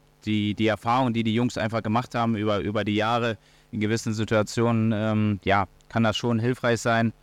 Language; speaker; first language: German; native; German